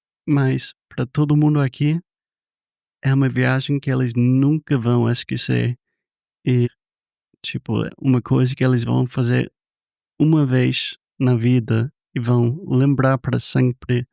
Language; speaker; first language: Portuguese; non-native, fluent; English